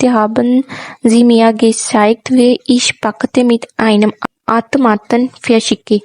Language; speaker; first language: German; non-native, fluent; Urdu